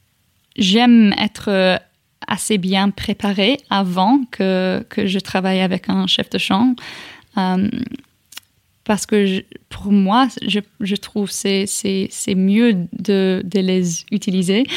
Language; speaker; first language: French; non-native, fluent; English